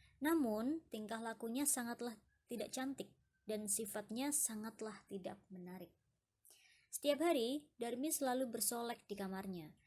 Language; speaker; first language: Indonesian; native; Indonesian